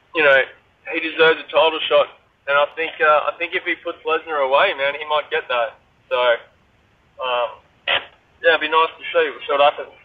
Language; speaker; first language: English; native; English